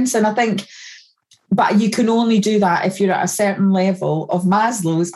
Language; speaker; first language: English; native; English